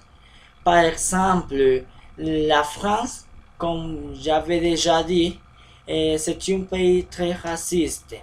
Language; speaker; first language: French; non-native, learner; Spanish